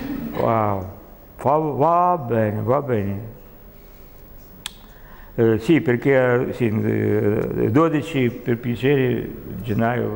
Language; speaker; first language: Italian; non-native, learner; Russian